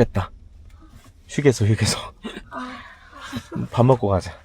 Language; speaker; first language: Korean; native; Korean